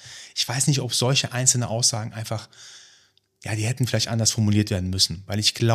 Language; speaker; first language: German; early bilingual, other home language; Persian